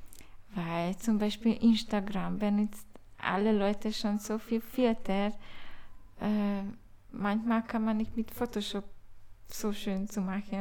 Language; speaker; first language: German; non-native, learner; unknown